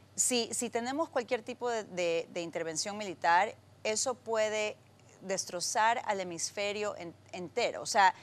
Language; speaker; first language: Spanish; native; Spanish